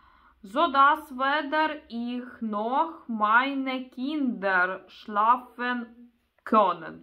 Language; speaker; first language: German; non-native, learner; Russian